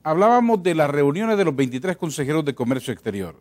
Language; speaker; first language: Spanish; native; Spanish